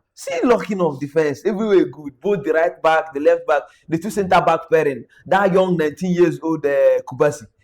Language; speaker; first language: Nigerian Pidgin; native; Nigerian Pidgin